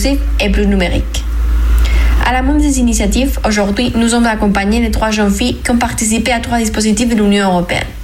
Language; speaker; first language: French; non-native, fluent; Spanish